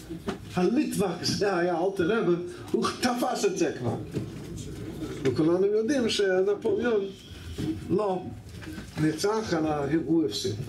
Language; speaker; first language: Hebrew; non-native, fluent; English